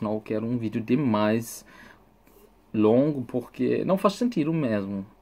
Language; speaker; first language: Portuguese; non-native, fluent; German